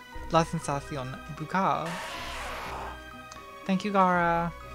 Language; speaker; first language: Spanish; non-native, learner; English